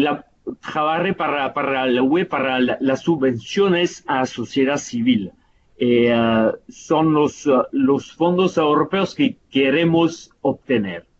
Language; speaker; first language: Spanish; non-native, fluent; Italian